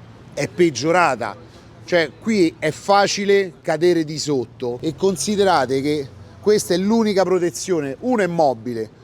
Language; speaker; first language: Italian; native; Italian